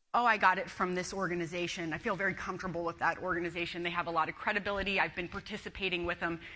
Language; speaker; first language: English; native; English